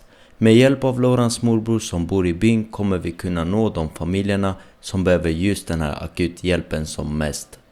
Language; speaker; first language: Swedish; early bilingual, other home language; Armenian